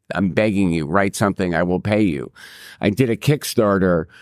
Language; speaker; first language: English; native; English